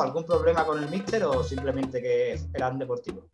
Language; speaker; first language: Spanish; native; Spanish